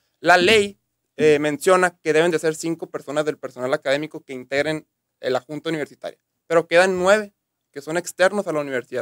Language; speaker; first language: Spanish; native; Spanish